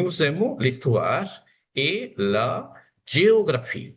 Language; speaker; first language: French; non-native, fluent; Hindi